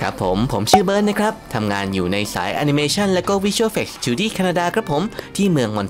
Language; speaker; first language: Thai; native; Thai